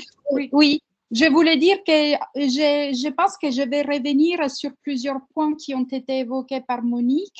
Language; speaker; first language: French; non-native, fluent; Italian